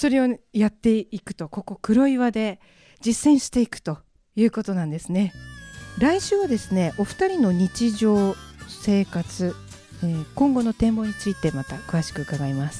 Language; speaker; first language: Japanese; native; Japanese